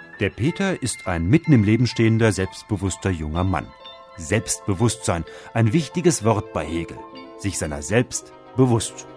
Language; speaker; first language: German; native; German